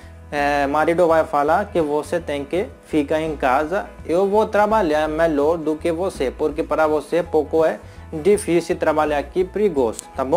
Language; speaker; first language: Portuguese; non-native, learner; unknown